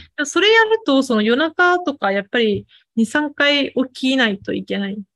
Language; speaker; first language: Japanese; early bilingual, other home language; Chinese